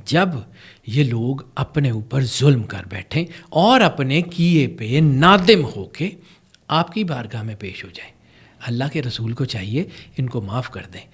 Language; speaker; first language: Urdu; non-native, local second language; Punjabi